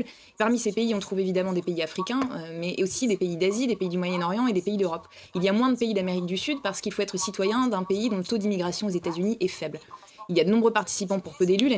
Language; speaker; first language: French; native; French